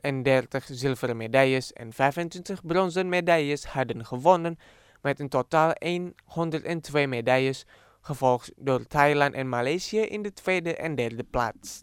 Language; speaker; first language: Dutch; non-native, fluent; Indonesian